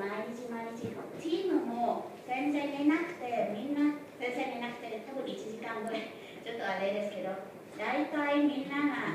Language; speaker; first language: Japanese; non-native, fluent; Thai